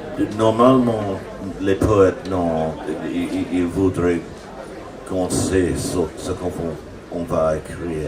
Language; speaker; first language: French; non-native, fluent; English